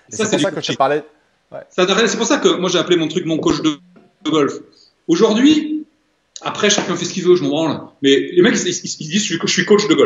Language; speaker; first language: French; native; French